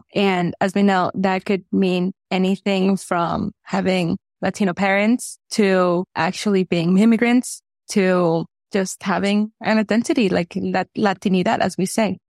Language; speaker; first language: English; early bilingual, other home language; Spanish